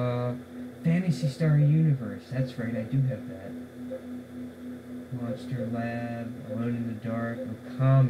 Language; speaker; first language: English; native; English